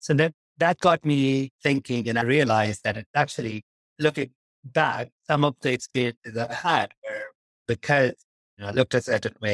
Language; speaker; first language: English; non-native, local second language; Urdu